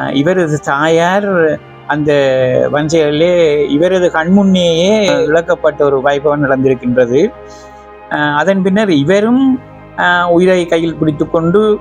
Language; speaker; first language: Tamil; native; Tamil